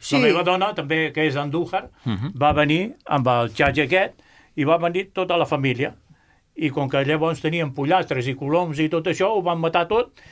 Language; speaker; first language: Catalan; non-native, local second language; Spanish